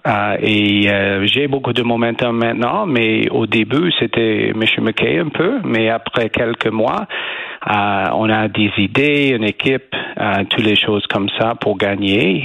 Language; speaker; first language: French; non-native, learner; English